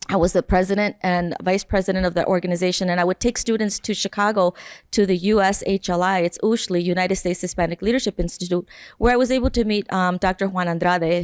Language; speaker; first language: English; native; English